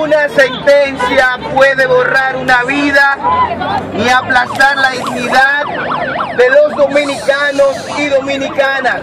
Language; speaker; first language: Spanish; native; Spanish